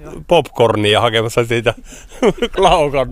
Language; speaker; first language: Finnish; native; Finnish